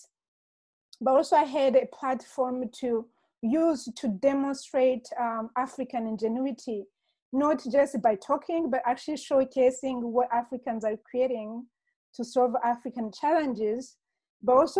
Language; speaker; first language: English; non-native, local second language; Kinyarwanda